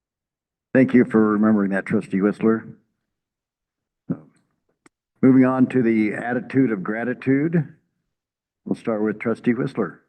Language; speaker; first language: English; native; English